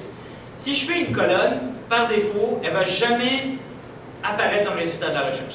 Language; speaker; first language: French; native; French